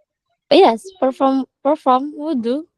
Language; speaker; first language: English; non-native, learner; Indonesian